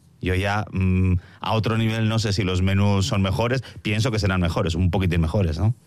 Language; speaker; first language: Spanish; native; Spanish